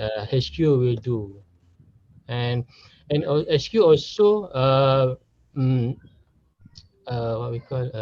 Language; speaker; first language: English; non-native, learner; Malay